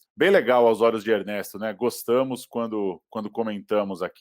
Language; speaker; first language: Portuguese; native; Portuguese